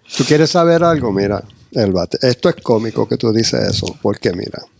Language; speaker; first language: Spanish; early bilingual, heritage; Spanish